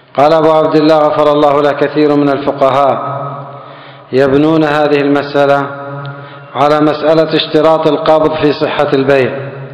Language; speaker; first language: Arabic; native; Arabic